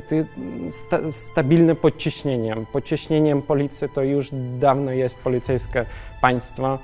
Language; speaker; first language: Polish; non-native, learner; Russian